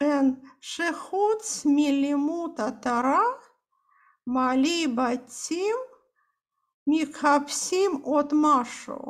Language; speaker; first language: Hebrew; non-native, fluent; Russian